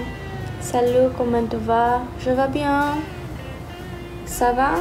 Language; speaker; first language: French; non-native, learner; Portuguese